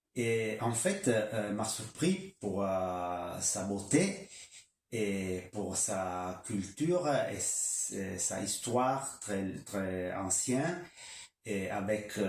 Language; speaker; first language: French; non-native, local second language; Kinyarwanda